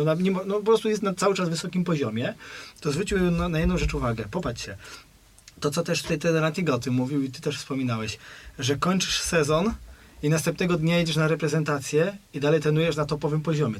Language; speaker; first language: Polish; native; Polish